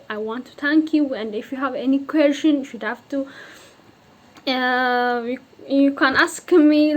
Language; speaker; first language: English; non-native, local second language; Amharic